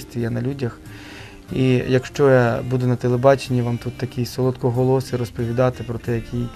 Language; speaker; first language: Ukrainian; native; Ukrainian